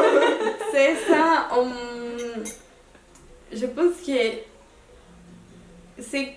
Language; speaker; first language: French; non-native, local second language; Spanish